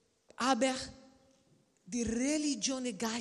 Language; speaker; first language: German; non-native, learner; Spanish